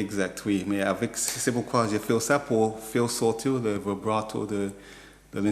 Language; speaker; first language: French; non-native, learner; English